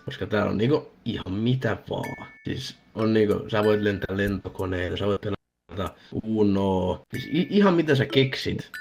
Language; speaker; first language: Finnish; native; Finnish